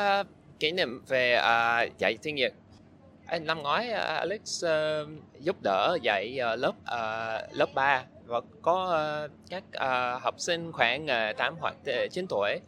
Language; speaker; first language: Vietnamese; non-native, learner; English